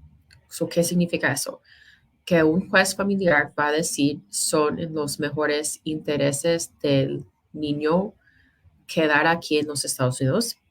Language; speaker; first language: Spanish; non-native, fluent; English